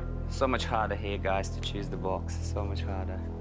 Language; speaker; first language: English; non-native, fluent; Russian